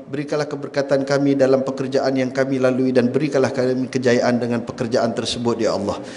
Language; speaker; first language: Malay; native; Malay